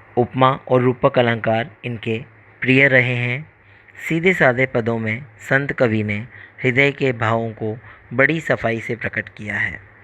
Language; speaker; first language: Hindi; native; Hindi